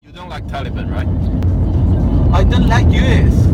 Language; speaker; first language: English; non-native, learner; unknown